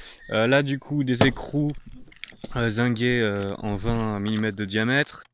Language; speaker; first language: French; native; French